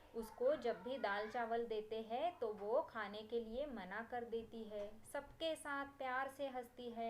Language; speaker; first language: Hindi; non-native, local second language; Marathi